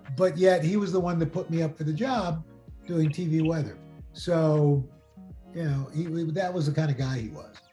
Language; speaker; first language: English; native; English